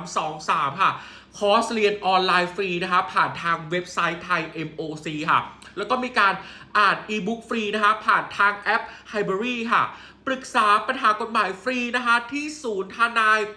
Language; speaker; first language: Thai; native; Thai